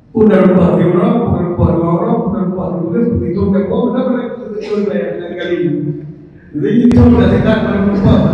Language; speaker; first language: Malay; non-native, local second language; Achinese